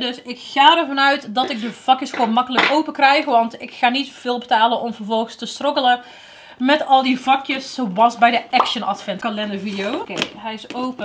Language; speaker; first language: Dutch; native; Dutch